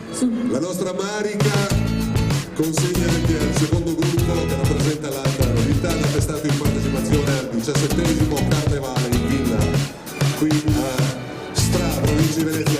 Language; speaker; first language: Italian; native; Italian